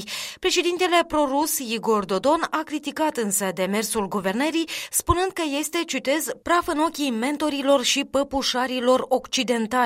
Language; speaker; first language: Romanian; native; Romanian